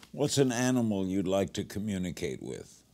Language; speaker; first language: English; native; English